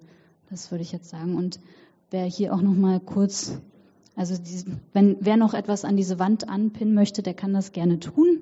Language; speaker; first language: German; native; German